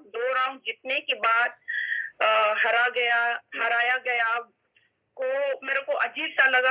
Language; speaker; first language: Hindi; non-native, local second language; Manipuri